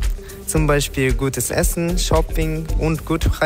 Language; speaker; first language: German; non-native, learner; Japanese